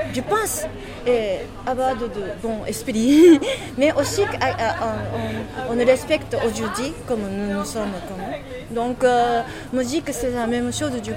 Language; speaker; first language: French; non-native, learner; Japanese